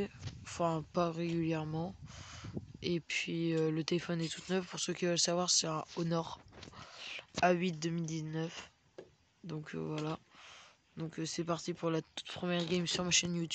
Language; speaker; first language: French; native; French